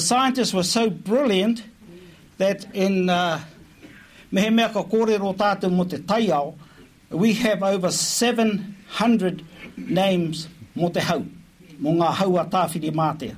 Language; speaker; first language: English; native; English